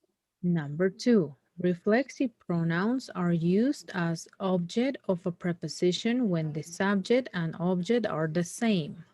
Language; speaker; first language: English; non-native, fluent; Spanish